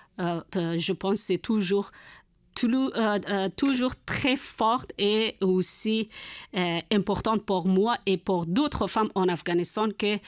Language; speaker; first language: French; non-native, learner; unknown